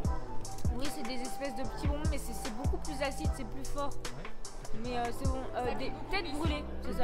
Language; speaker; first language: French; native; French